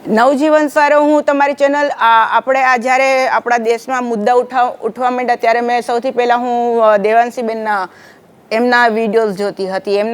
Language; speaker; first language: Gujarati; native; Gujarati